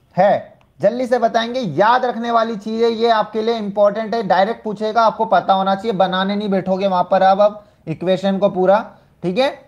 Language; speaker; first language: Hindi; native; Hindi